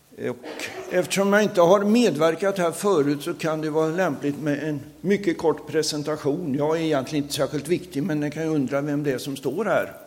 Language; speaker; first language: Swedish; native; Swedish